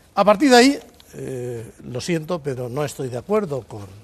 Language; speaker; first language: Spanish; native; Spanish